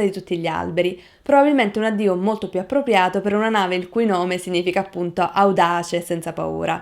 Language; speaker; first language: Italian; native; Italian